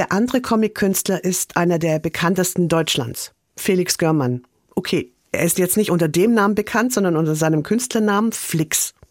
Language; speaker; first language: German; native; German